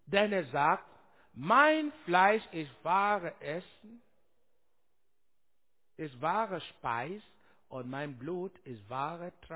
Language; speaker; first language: German; non-native, learner; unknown